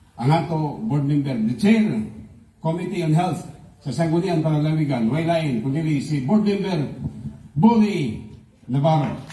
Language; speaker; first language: Cebuano; native; Cebuano